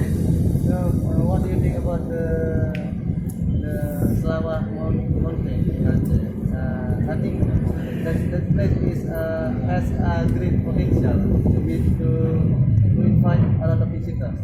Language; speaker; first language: English; non-native, learner; Indonesian